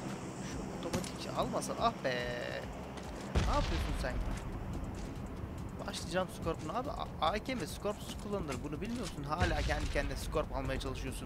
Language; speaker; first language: Turkish; native; Turkish